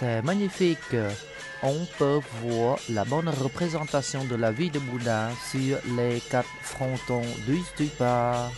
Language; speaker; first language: French; non-native, fluent; Khmer